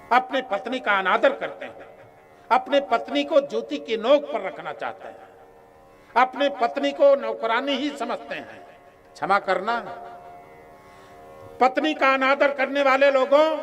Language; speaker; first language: Hindi; native; Hindi